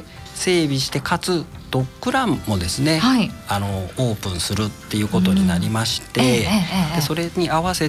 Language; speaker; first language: Japanese; native; Japanese